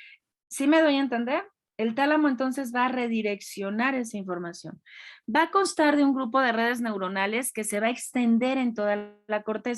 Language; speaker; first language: Spanish; native; Spanish